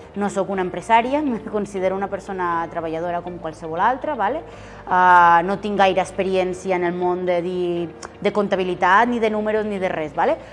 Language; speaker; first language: Catalan; non-native, fluent; Spanish